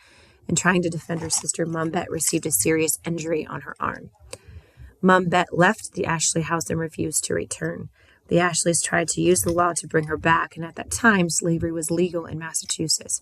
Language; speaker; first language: English; native; English